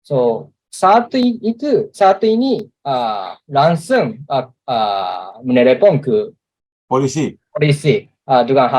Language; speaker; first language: Indonesian; non-native, learner; Japanese